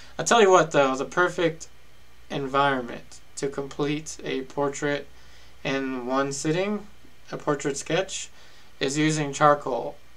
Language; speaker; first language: English; early bilingual, other home language; Spanish